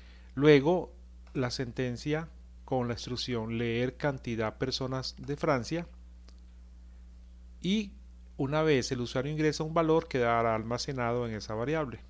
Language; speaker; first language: Spanish; native; Spanish